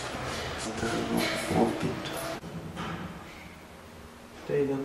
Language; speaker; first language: Finnish; non-native, learner; Estonian